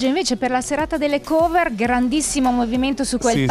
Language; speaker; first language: Italian; native; Italian